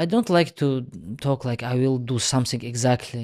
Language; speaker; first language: English; non-native, learner; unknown